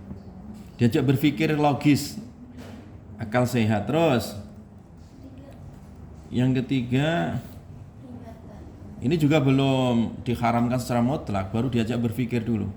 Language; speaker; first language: Indonesian; native; Indonesian